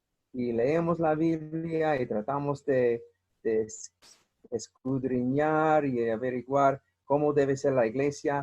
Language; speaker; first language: Spanish; non-native, fluent; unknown